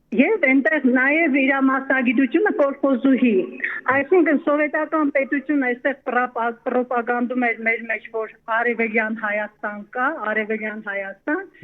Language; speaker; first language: Armenian; native; Armenian